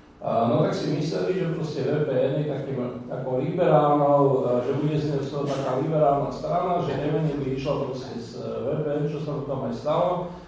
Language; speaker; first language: Slovak; non-native, local second language; Hungarian